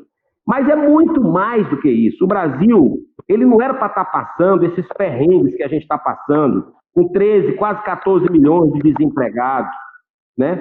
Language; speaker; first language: Portuguese; native; Portuguese